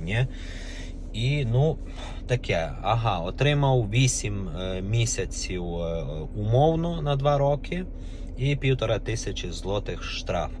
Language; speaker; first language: Ukrainian; native; Ukrainian